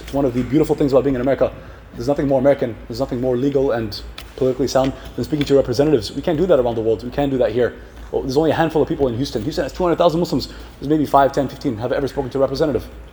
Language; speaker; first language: English; native; English